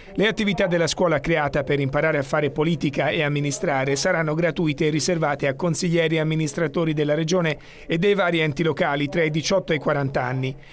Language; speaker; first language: Italian; native; Italian